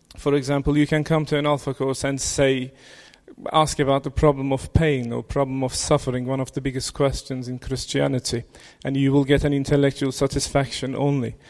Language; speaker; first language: English; non-native, fluent; Turkish